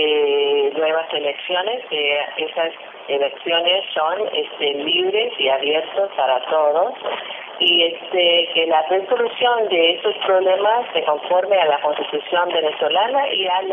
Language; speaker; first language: Spanish; non-native, fluent; English